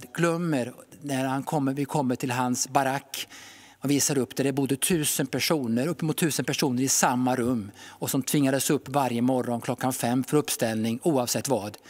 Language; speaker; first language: Swedish; native; Swedish